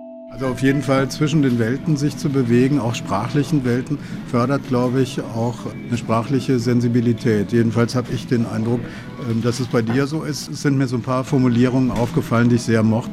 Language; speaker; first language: German; native; German